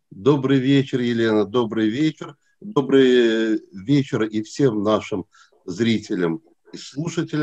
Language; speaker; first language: Russian; native; Russian